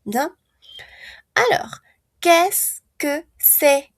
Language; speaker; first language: French; non-native, fluent; Spanish